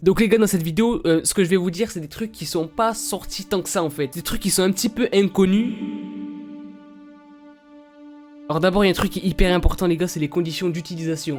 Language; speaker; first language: French; native; French